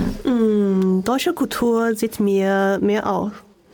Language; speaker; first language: German; non-native, learner; Chinese